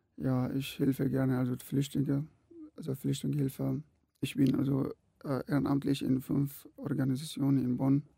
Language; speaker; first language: German; non-native, learner; Arabic